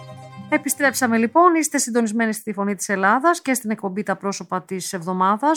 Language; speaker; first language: Greek; native; Greek